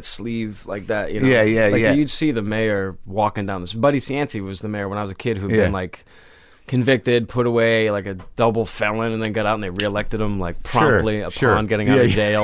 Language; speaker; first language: English; native; English